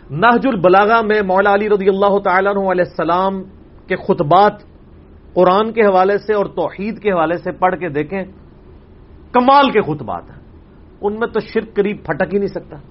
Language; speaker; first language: Urdu; native; Urdu